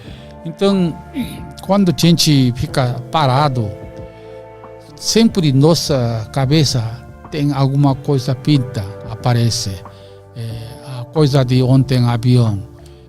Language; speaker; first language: Portuguese; non-native, learner; Korean